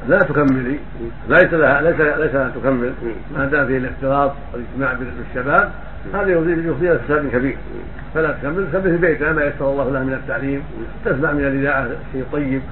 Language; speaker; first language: Arabic; native; Arabic